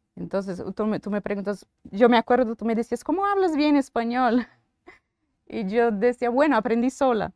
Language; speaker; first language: Spanish; non-native, fluent; Portuguese